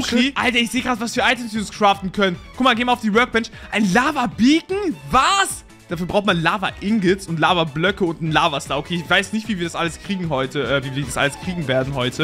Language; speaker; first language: German; native; German